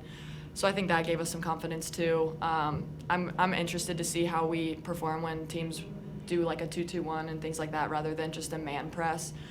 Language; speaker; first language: English; native; English